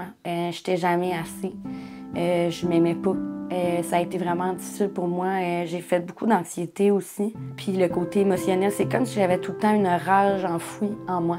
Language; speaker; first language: French; native; French